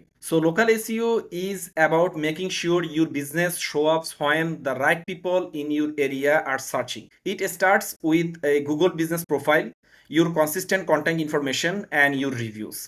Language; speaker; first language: English; non-native, learner; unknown